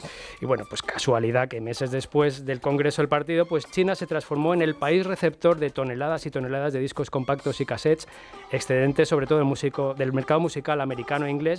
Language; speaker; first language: Spanish; native; Spanish